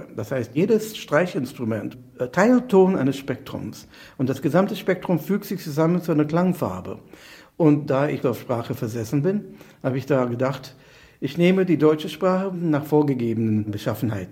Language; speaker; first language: German; non-native, fluent; English